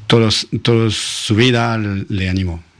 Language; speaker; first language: Spanish; non-native, fluent; French